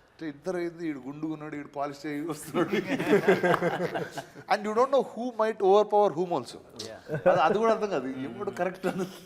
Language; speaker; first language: Telugu; native; Telugu